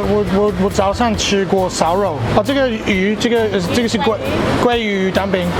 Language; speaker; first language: Chinese; non-native, learner; English